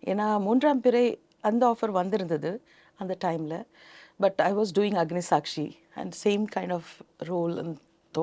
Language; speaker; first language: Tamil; non-native, local second language; Telugu